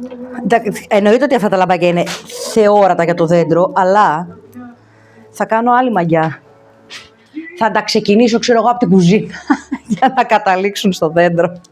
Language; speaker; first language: Greek; native; Greek